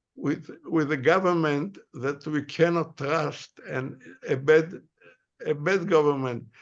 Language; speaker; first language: English; non-native, fluent; Hebrew